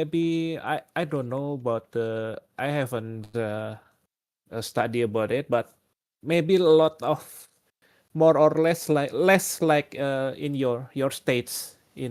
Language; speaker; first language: English; non-native, learner; Indonesian